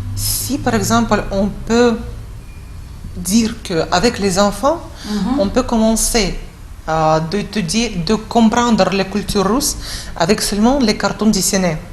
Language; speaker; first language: French; non-native, fluent; Russian